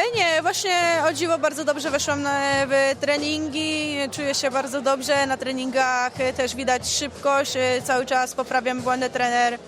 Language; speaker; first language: Polish; native; Polish